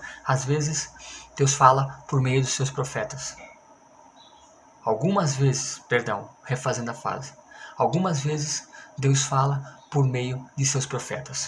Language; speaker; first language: Portuguese; native; Portuguese